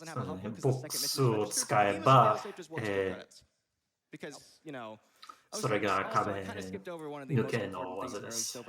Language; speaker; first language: Japanese; non-native, learner; English